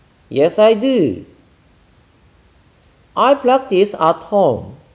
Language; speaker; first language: English; non-native, fluent; Japanese